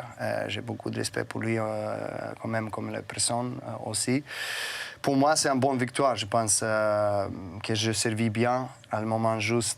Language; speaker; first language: French; non-native, fluent; Serbian